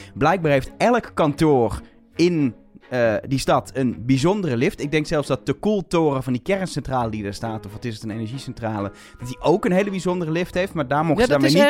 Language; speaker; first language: Dutch; native; Dutch